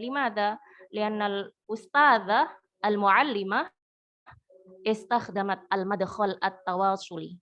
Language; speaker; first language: Arabic; non-native, fluent; Indonesian